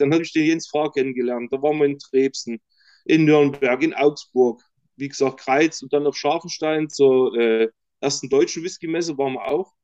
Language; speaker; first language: German; native; German